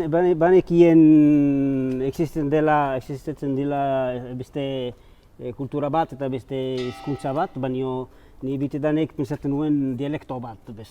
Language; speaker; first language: Basque; non-native, fluent; Arabic